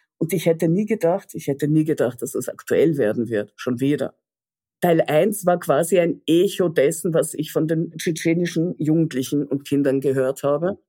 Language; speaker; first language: German; early bilingual, other home language; Russian